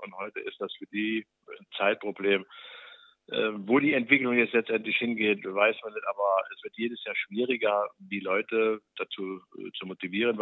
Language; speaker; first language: German; native; German